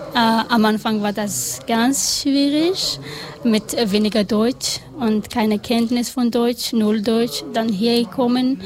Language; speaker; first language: German; non-native, learner; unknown